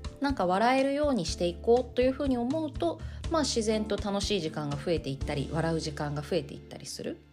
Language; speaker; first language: Japanese; native; Japanese